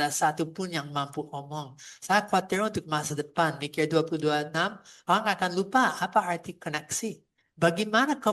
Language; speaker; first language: Indonesian; non-native, fluent; English